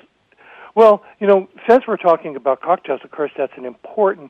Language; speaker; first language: English; native; English